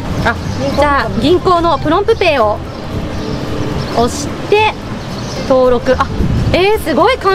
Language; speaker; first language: Japanese; native; Japanese